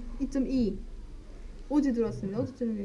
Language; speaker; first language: Korean; native; Korean